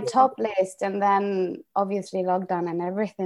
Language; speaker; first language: English; non-native, fluent; Spanish